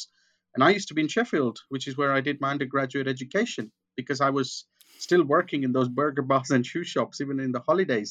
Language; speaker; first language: English; non-native, local second language; Gujarati